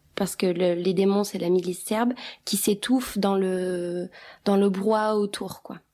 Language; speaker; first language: French; early bilingual, other home language; Albanian